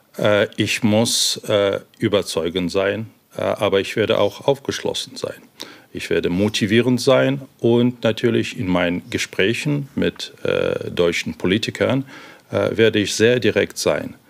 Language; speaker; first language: German; non-native, fluent; Ukrainian